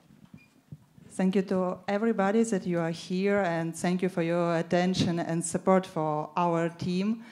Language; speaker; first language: English; non-native, fluent; Ukrainian